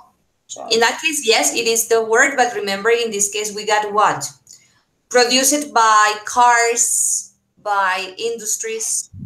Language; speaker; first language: English; non-native, fluent; Spanish